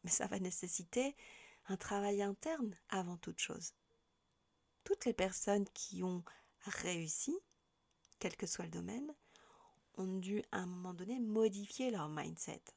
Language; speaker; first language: French; native; French